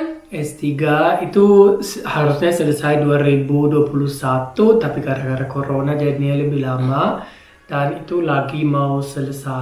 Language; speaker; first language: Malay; non-native, fluent; German